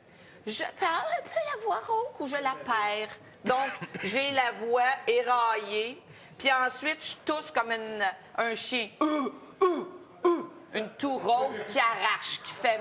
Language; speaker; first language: French; native; French